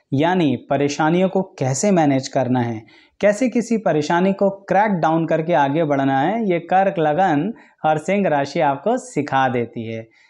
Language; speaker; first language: Hindi; native; Hindi